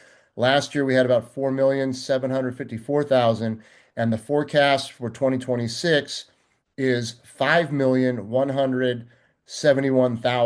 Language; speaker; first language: English; native; English